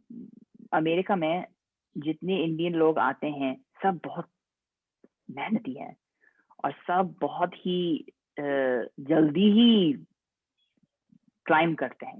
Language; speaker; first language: Hindi; non-native, fluent; English